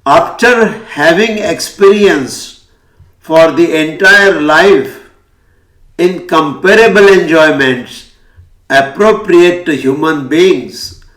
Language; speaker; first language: English; non-native, local second language; Hindi